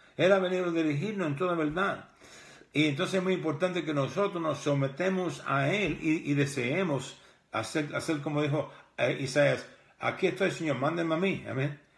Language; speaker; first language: Spanish; early bilingual, heritage; Spanish